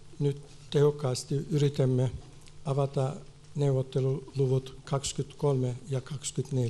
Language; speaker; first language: Finnish; non-native, fluent; Turkish